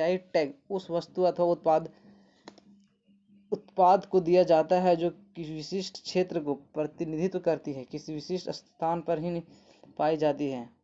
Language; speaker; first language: Hindi; native; Hindi